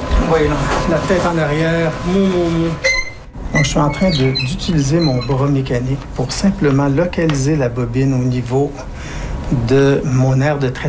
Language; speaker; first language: French; native; French